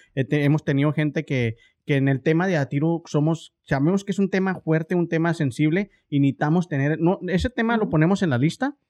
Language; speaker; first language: Spanish; native; Spanish